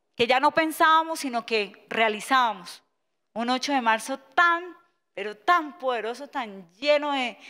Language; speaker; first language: Spanish; native; Spanish